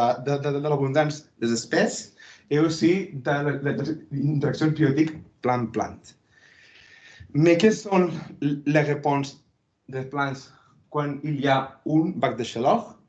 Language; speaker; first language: French; non-native, fluent; Spanish